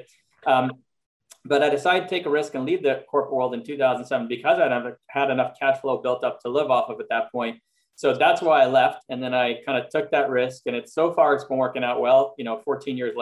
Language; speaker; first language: English; native; English